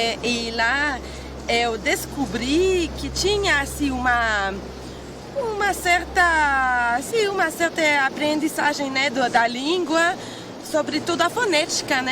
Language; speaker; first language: Portuguese; non-native, fluent; Spanish